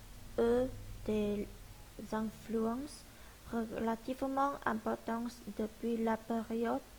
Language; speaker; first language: French; non-native, learner; Vietnamese